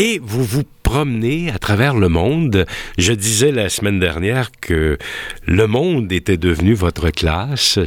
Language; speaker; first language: French; native; French